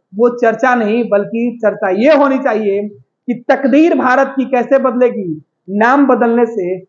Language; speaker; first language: Hindi; native; Hindi